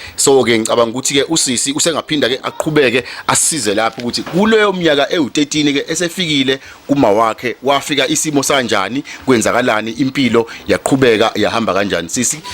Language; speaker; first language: Zulu; native; Zulu